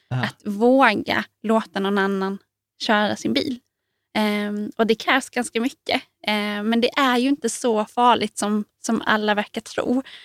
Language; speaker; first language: Swedish; native; Swedish